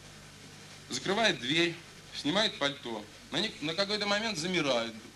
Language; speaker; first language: Russian; native; Russian